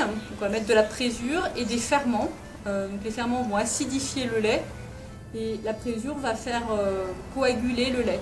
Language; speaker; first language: French; native; French